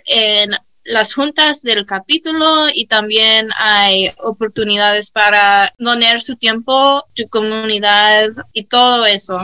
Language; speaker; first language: Spanish; early bilingual, heritage; Spanish